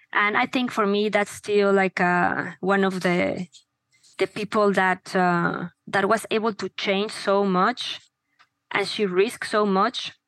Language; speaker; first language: English; non-native, fluent; Spanish